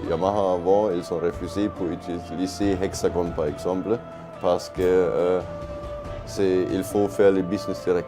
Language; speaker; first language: French; non-native, fluent; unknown